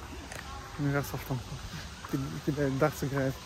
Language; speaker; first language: Russian; native; Russian